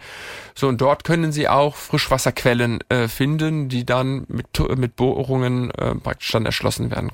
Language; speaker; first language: German; native; German